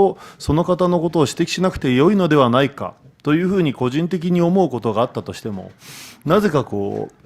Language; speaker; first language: Japanese; native; Japanese